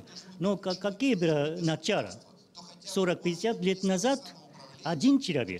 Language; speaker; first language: Russian; non-native, learner; Japanese